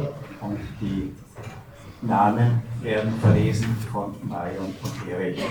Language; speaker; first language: German; native; German